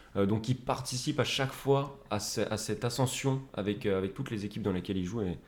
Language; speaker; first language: French; native; French